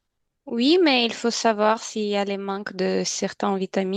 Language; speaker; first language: French; non-native, learner; Ukrainian